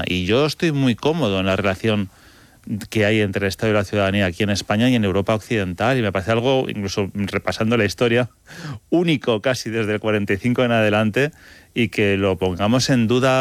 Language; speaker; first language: Spanish; native; Spanish